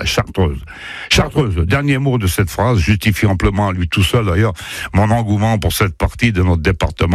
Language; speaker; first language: French; native; French